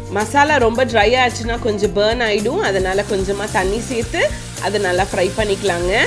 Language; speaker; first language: Tamil; non-native, local second language; English